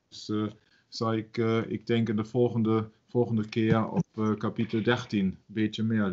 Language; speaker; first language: Dutch; non-native, learner; German